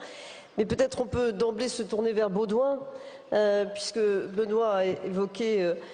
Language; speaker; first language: French; native; French